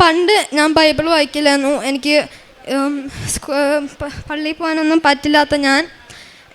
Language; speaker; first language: Malayalam; early bilingual, heritage; Malayalam